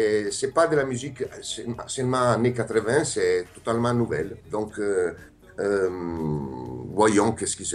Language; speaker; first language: French; non-native, fluent; Italian